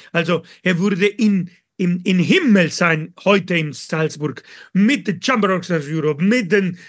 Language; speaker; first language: German; non-native, learner; Spanish